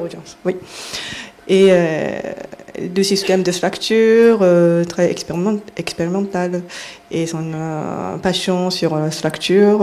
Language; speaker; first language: French; non-native, fluent; Japanese